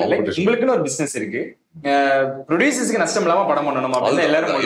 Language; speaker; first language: Tamil; native; Tamil